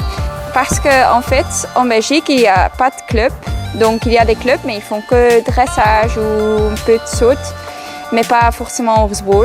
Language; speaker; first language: French; non-native, local second language; Dutch